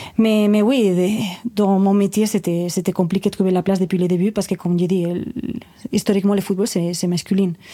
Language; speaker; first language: French; non-native, fluent; Spanish